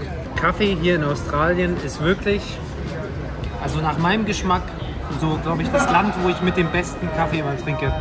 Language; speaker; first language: German; native; German